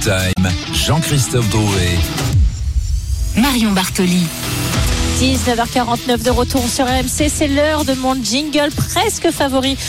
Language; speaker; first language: French; native; French